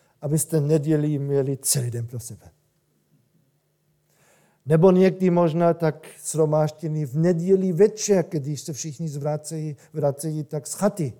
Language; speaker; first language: Czech; non-native, fluent; German